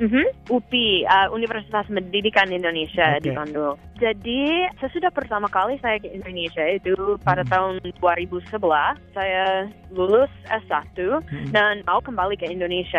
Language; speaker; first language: Indonesian; non-native, fluent; English